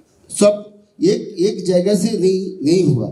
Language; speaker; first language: Hindi; non-native, local second language; Bangla